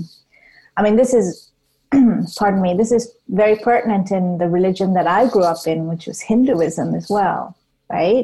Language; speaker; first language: English; non-native, local second language; Tamil